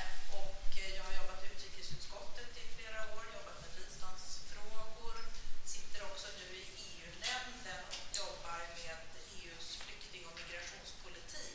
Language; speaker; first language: Swedish; native; Swedish